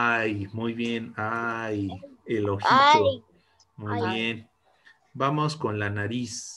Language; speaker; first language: Spanish; native; Spanish